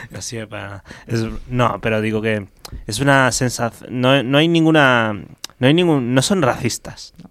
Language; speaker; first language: Spanish; early bilingual, other home language; Filipino